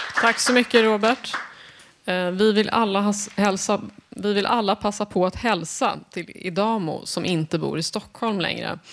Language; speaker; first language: Swedish; native; Swedish